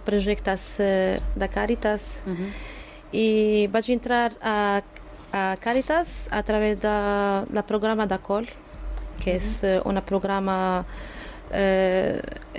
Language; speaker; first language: Catalan; non-native, learner; Arabic